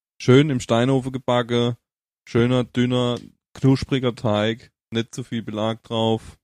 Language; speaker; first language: German; native; German